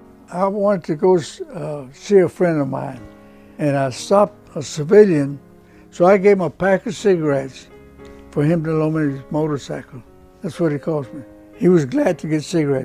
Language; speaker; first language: English; non-native, local second language; Spanish